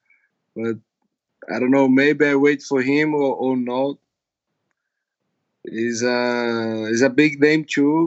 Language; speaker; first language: English; non-native, learner; Portuguese